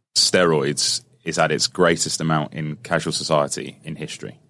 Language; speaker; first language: English; native; English